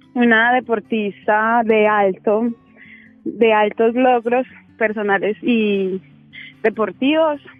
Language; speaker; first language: Spanish; native; Spanish